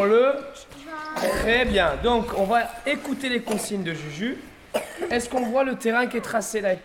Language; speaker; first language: French; native; French